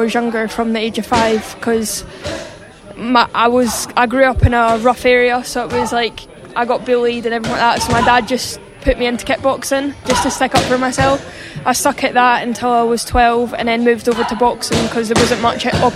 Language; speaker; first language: English; native; English